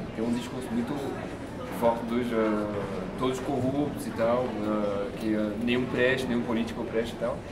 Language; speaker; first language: Portuguese; non-native, fluent; French